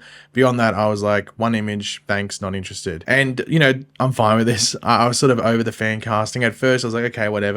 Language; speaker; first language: English; native; English